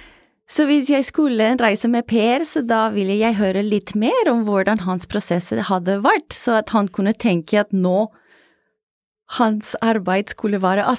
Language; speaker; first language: Norwegian; non-native, fluent; Italian